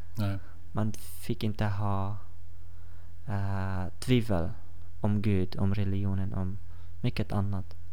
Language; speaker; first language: Swedish; non-native, fluent; Persian